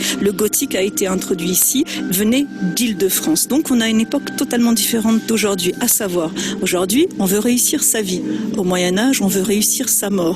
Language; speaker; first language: French; native; French